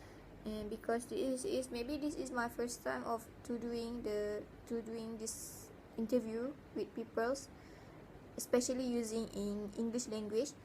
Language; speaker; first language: English; non-native, learner; Malay